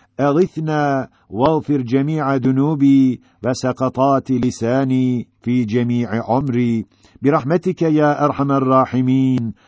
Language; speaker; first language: Arabic; non-native, fluent; Turkish